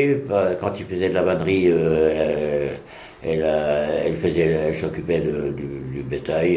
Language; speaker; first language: French; native; French